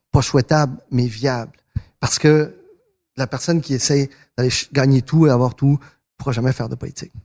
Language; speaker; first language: French; early bilingual, other home language; Spanish